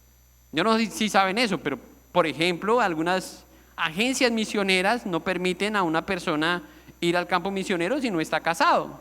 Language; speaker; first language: Spanish; native; Spanish